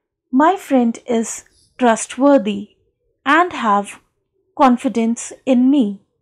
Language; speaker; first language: English; non-native, local second language; Hindi